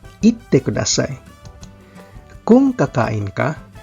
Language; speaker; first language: Japanese; non-native, fluent; Filipino